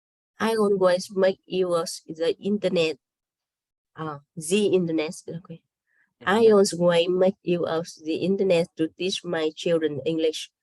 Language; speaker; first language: English; non-native, learner; Vietnamese